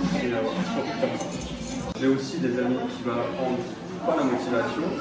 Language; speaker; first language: French; native; French